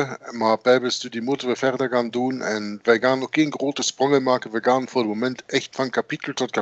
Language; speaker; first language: Dutch; native; Dutch